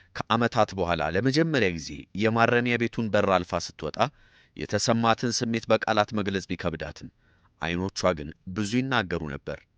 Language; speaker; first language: Amharic; native; Amharic